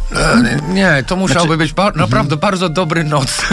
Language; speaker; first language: Polish; non-native, learner; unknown